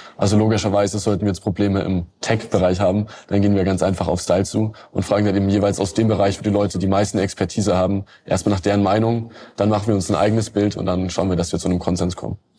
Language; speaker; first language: German; native; German